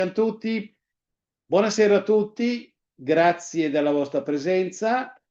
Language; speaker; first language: Italian; native; Italian